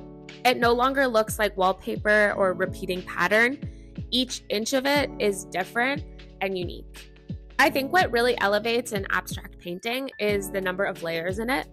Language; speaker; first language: English; native; English